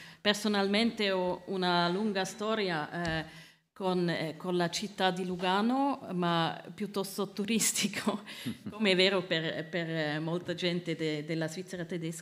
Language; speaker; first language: Italian; non-native, learner; Swiss German